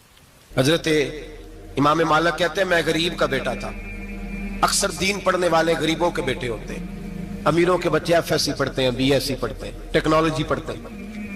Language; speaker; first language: Hindi; non-native, local second language; Punjabi